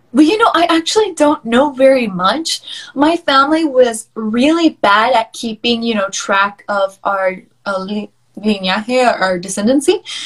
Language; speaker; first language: English; early bilingual, other home language; Spanish